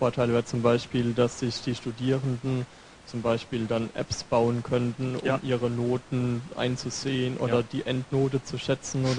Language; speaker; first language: German; native; German